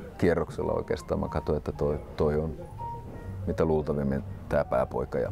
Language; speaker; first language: Finnish; native; Finnish